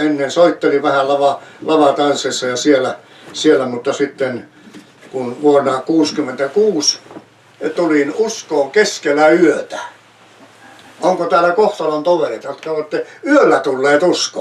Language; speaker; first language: Finnish; native; Finnish